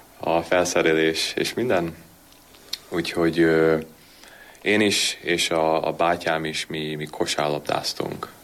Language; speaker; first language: Hungarian; early bilingual, heritage; Hungarian